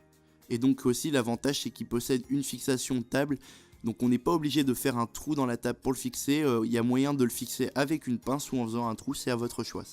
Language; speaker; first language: French; native; French